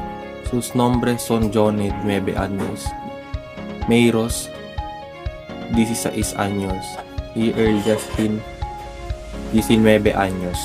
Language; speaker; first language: Spanish; non-native, learner; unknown